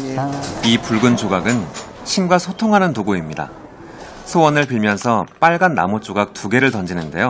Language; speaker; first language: Korean; native; Korean